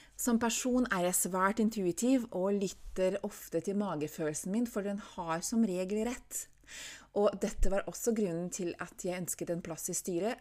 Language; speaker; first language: Norwegian; non-native, fluent; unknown